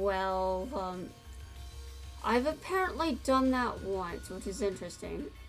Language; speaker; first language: English; native; English